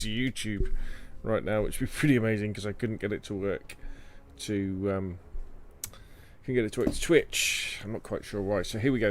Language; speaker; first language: English; native; English